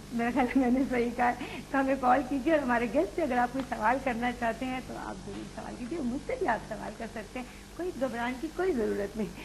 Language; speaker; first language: Urdu; non-native, local second language; Pashto